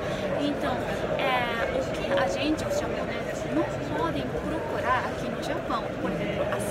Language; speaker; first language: Portuguese; non-native, learner; Japanese